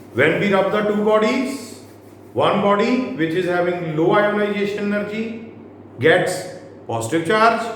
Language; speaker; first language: English; non-native, local second language; Punjabi